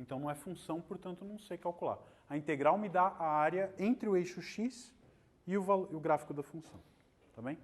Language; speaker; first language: Portuguese; native; Portuguese